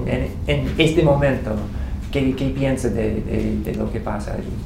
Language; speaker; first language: Spanish; non-native, learner; English